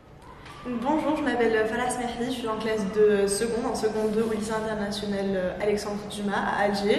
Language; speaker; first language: French; non-native, local second language; Arabic